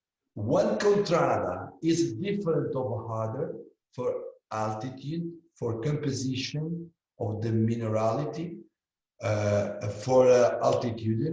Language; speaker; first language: English; non-native, learner; Italian